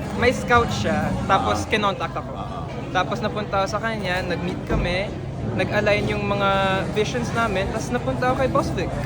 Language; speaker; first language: Filipino; non-native, local second language; English